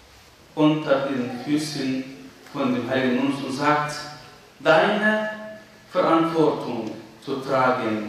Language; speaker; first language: German; non-native, fluent; Arabic